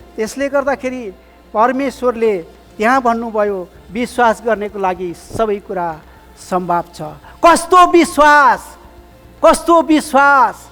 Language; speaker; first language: Nepali; native; Nepali